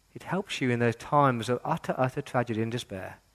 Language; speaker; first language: English; native; English